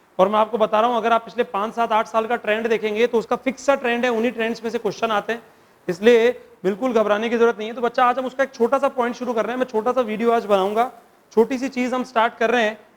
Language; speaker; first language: Hindi; native; Hindi